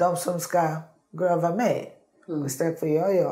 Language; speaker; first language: Swedish; non-native, learner; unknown